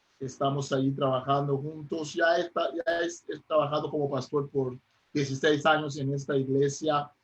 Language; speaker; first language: Spanish; non-native, fluent; Papiamento